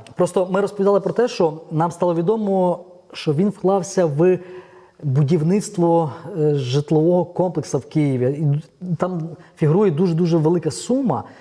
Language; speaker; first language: Ukrainian; native; Ukrainian